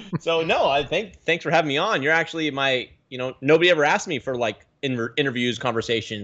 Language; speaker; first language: English; native; English